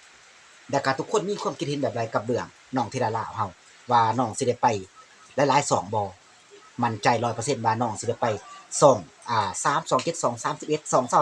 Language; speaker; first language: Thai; non-native, local second language; Lao